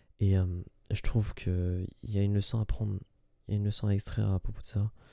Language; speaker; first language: French; early bilingual, other home language; Arabic